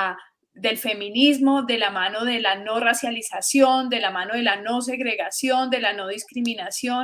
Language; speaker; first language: Spanish; native; Spanish